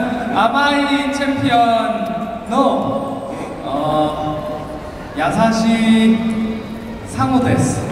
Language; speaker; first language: Japanese; non-native, learner; Korean